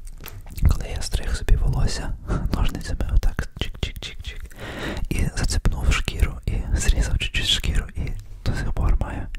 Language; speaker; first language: Ukrainian; early bilingual, heritage; Ukrainian